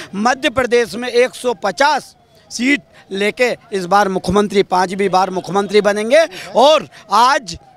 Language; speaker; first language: Hindi; native; Hindi